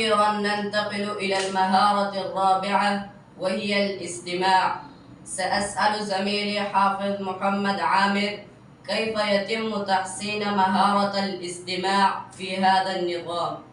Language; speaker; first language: Arabic; non-native, learner; Urdu